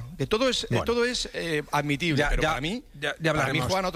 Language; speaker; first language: Spanish; native; Spanish